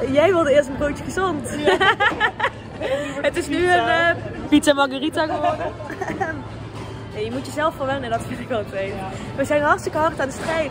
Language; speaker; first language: Dutch; native; Dutch